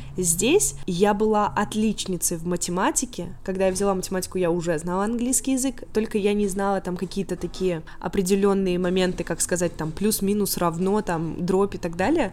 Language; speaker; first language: Russian; native; Russian